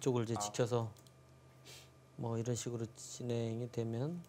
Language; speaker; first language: Korean; native; Korean